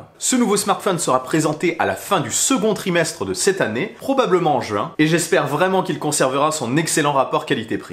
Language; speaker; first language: French; native; French